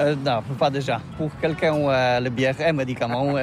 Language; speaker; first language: French; non-native, learner; Polish